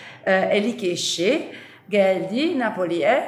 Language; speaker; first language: Turkish; non-native, fluent; Italian